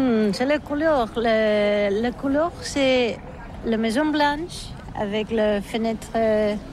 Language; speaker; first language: French; non-native, learner; Catalan